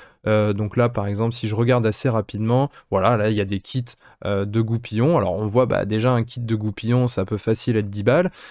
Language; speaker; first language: French; native; French